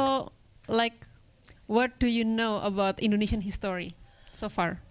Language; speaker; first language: English; non-native, local second language; Indonesian